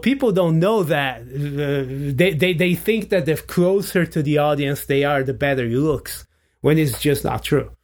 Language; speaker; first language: English; non-native, fluent; Portuguese